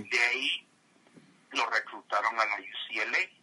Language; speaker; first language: Spanish; early bilingual, heritage; Spanish